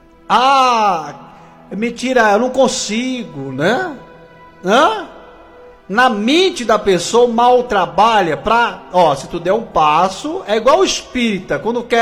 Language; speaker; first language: Portuguese; native; Portuguese